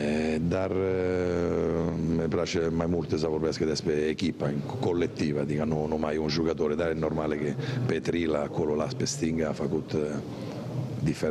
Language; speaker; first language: Romanian; non-native, fluent; Italian